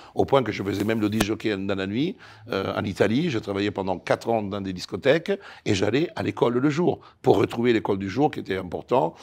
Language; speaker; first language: French; non-native, fluent; Italian